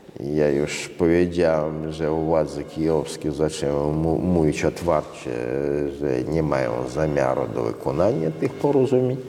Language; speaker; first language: Polish; non-native, fluent; Russian